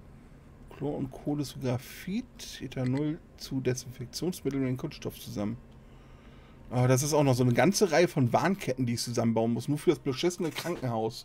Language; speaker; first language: German; native; German